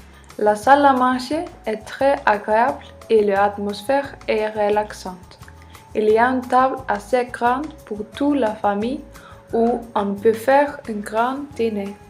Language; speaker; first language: French; non-native, learner; Icelandic